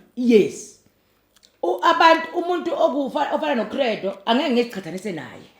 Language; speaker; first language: Zulu; native; Zulu